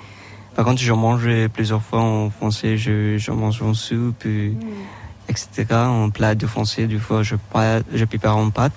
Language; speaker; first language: French; non-native, learner; Bangla